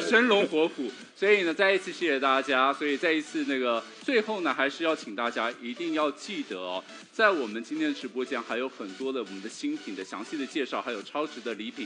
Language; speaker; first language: Chinese; native; Chinese